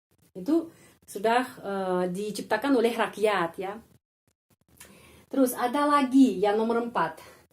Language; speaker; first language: Indonesian; non-native, fluent; Russian